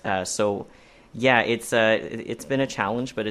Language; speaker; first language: English; native; English